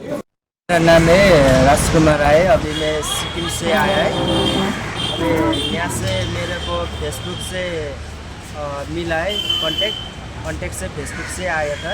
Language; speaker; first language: Hindi; non-native, local second language; Nepali